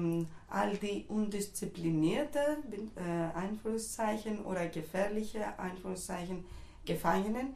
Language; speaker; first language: German; non-native, fluent; Greek